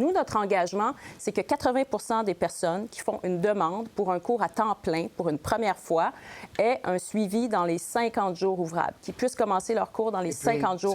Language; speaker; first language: French; native; French